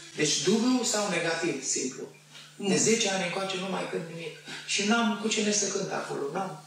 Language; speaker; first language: Romanian; native; Romanian